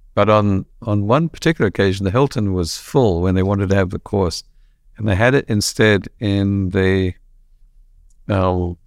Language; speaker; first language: English; native; English